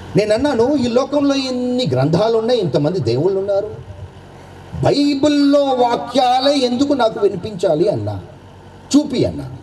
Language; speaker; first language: Telugu; non-native, local second language; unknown